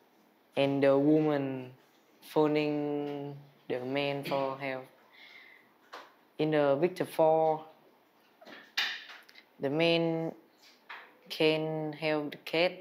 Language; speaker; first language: English; non-native, learner; Vietnamese